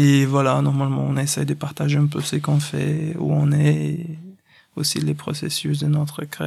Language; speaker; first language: French; non-native, fluent; Portuguese